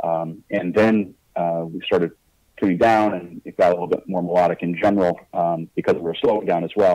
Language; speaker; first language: English; native; English